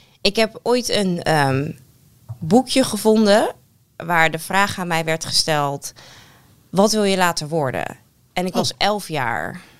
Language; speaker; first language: Dutch; native; Dutch